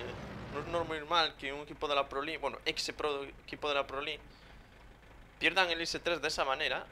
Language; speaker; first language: Spanish; native; Spanish